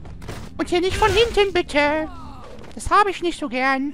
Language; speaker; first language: German; native; German